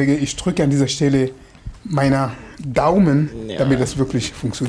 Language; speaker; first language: German; non-native, fluent; Swahili